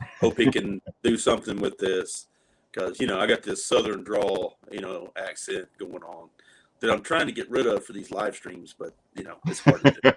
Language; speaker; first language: English; native; English